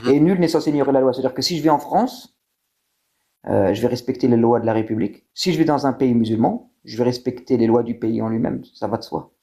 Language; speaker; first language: French; native; French